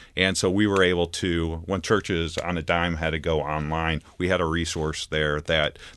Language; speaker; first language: English; native; English